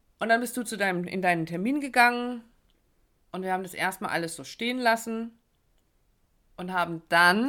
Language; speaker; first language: German; native; German